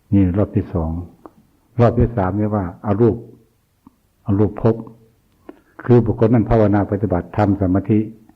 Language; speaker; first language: Thai; non-native, local second language; Northeastern Thai